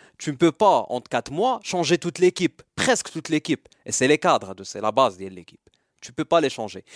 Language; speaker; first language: French; non-native, local second language; Arabic